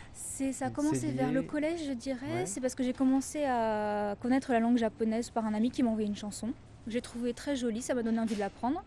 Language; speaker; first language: French; native; French